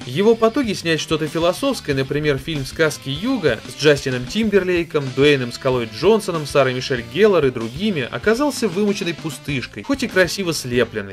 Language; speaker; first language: Russian; native; Russian